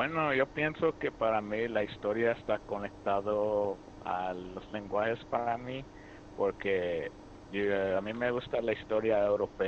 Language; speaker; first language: Spanish; early bilingual, heritage; Spanish